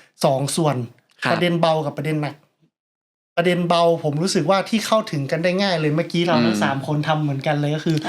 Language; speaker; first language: Thai; native; Thai